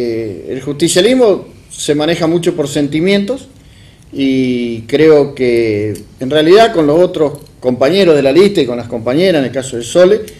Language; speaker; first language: Spanish; native; Spanish